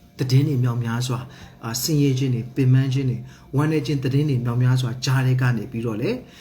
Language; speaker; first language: Burmese; non-native, local second language; Hakha Chin